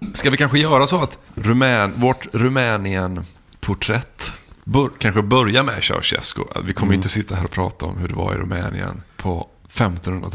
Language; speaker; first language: Swedish; native; Swedish